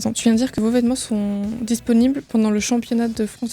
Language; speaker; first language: French; native; French